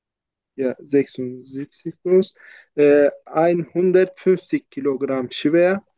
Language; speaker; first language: German; non-native, learner; Turkish